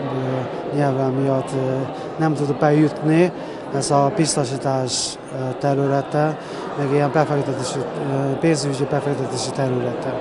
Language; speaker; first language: Hungarian; non-native, learner; Chinese